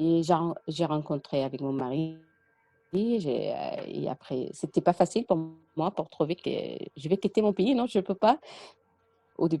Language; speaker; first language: French; non-native, learner; Arabic